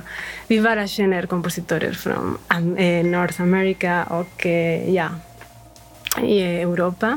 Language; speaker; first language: Swedish; non-native, fluent; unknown